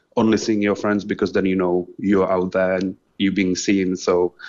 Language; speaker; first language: English; non-native, fluent; Czech